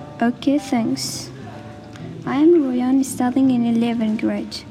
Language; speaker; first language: English; non-native, learner; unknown